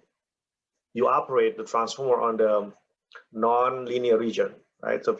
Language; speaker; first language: English; non-native, fluent; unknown